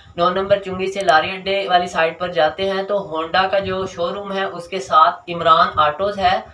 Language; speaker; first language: Urdu; native; Urdu